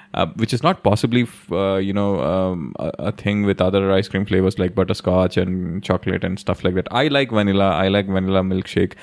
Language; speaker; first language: English; non-native, local second language; Hindi